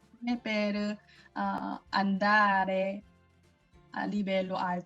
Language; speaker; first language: Italian; non-native, learner; Korean